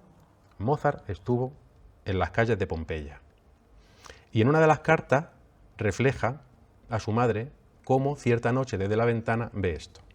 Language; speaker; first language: Spanish; native; Spanish